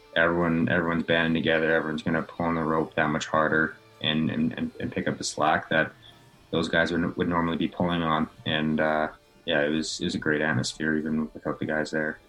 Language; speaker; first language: English; native; English